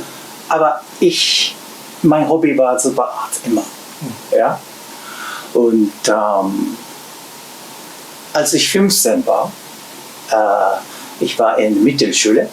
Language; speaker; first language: German; non-native, learner; Japanese